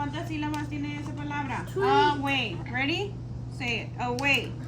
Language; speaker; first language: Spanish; early bilingual, heritage; Spanish